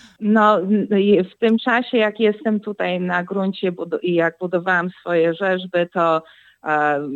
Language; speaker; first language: Polish; early bilingual, heritage; Polish